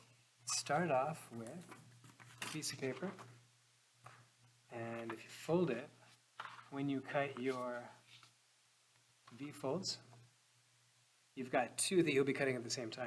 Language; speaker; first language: English; native; English